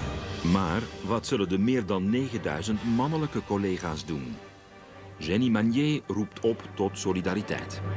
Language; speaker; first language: Dutch; native; Dutch